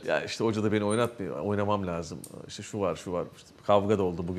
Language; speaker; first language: Turkish; native; Turkish